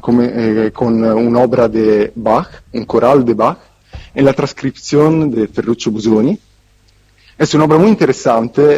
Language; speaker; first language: Spanish; non-native, fluent; Italian